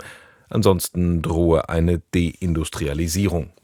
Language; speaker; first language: German; native; German